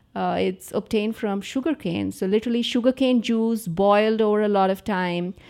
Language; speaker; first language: English; non-native, local second language; Telugu